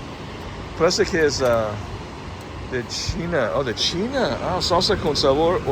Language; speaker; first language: Spanish; non-native, fluent; English